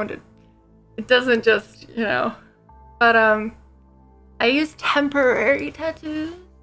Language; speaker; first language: English; native; English